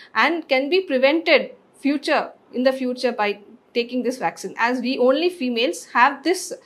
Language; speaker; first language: English; non-native, local second language; Telugu